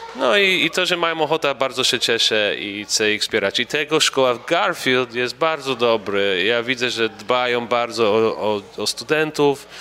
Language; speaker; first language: Polish; early bilingual, heritage; English